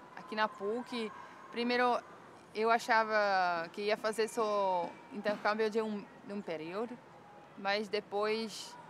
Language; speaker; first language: Portuguese; non-native, fluent; Czech